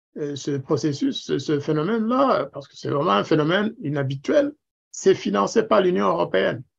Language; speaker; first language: French; non-native, local second language; Kinyarwanda